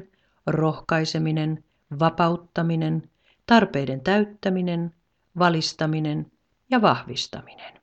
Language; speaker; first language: Finnish; native; Finnish